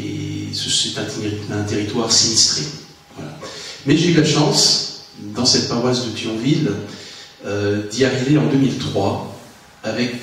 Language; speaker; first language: French; native; French